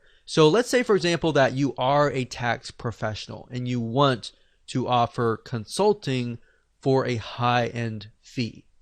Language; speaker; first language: English; native; English